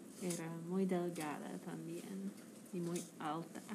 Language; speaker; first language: Spanish; non-native, learner; English